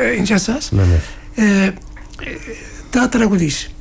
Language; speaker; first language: Greek; non-native, learner; Turkish